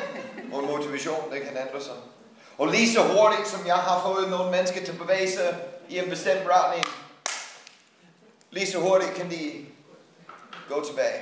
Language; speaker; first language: Danish; non-native, fluent; English